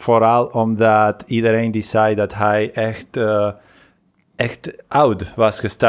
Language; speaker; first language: Dutch; non-native, fluent; Spanish